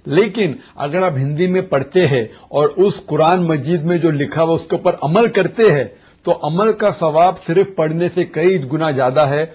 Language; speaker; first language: Urdu; non-native, local second language; Konkani